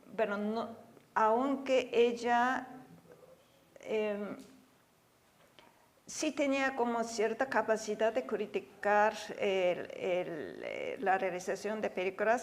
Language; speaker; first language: Spanish; non-native, fluent; Japanese